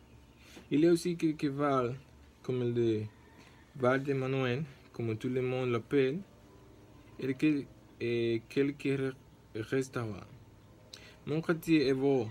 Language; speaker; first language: French; non-native, learner; Spanish